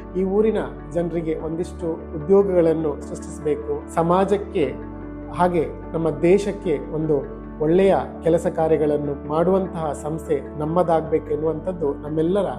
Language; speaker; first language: Kannada; native; Kannada